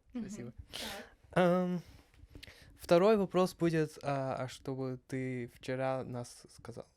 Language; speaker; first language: Russian; non-native, learner; Dutch